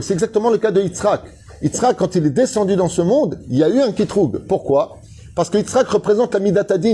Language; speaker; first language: French; native; French